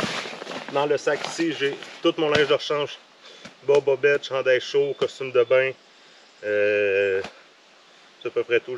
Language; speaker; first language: French; native; French